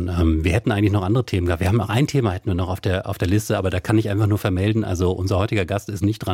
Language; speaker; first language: German; native; German